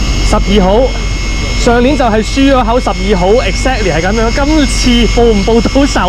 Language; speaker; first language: Chinese; native; Chinese